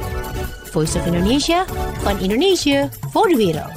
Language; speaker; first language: Dutch; non-native, fluent; Indonesian